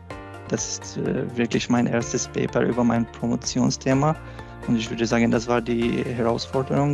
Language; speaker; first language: German; non-native, fluent; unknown